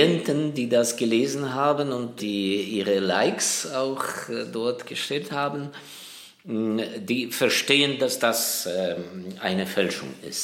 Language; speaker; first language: German; non-native, fluent; Ukrainian